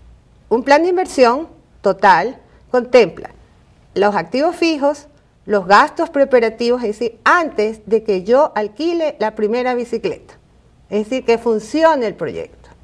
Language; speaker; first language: Spanish; native; Spanish